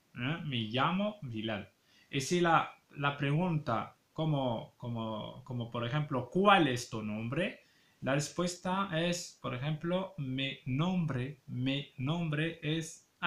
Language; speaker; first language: Spanish; non-native, fluent; Arabic